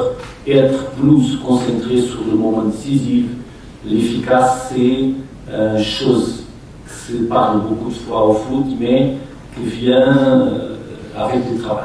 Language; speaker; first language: French; non-native, fluent; Portuguese